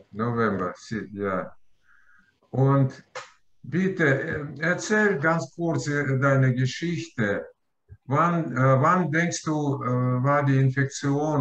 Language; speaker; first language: German; non-native, learner; Russian